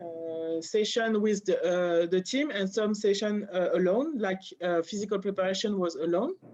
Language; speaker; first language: English; non-native, learner; French